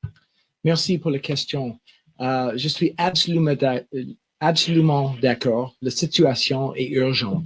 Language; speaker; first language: French; non-native, local second language; English